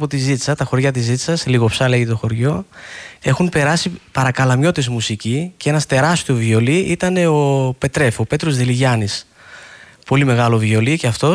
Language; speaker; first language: Greek; native; Greek